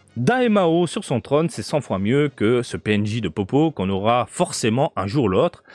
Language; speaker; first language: French; native; French